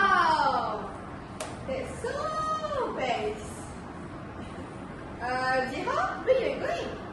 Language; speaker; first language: English; non-native, learner; Malay